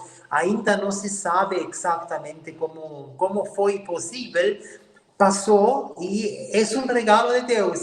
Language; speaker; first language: Portuguese; non-native, learner; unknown